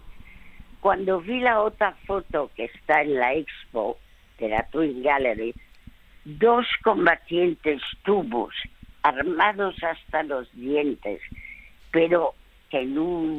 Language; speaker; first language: Spanish; early bilingual, other home language; French